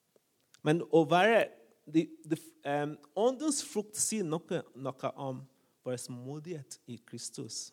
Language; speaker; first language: Norwegian; non-native, fluent; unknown